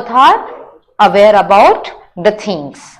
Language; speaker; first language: English; non-native, local second language; Hindi